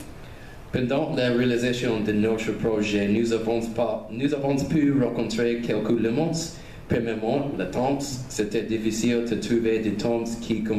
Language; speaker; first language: French; non-native, learner; English